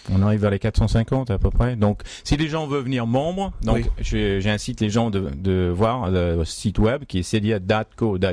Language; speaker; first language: French; native; French